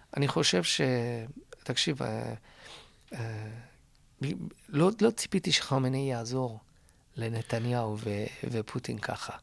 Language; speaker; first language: Hebrew; non-native, fluent; Persian